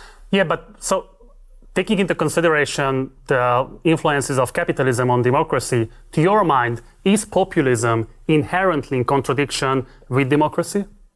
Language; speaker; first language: English; non-native, fluent; Hungarian